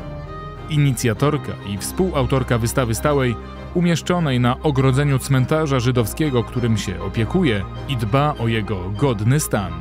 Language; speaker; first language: Polish; native; Polish